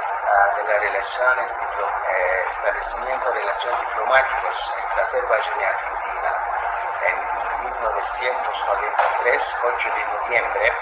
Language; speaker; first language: Spanish; non-native, fluent; Azerbaijani